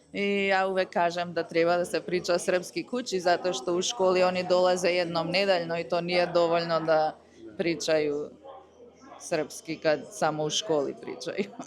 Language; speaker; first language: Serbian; early bilingual, heritage; Croatian